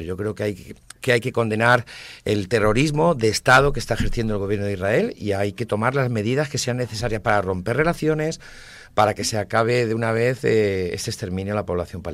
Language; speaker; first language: Spanish; native; Spanish